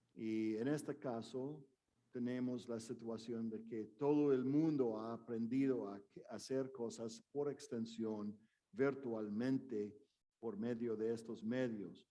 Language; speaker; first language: Spanish; non-native, fluent; English